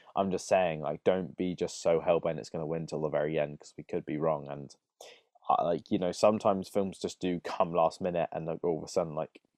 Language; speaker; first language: English; native; English